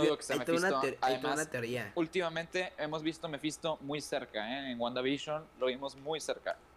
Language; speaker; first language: Spanish; native; Spanish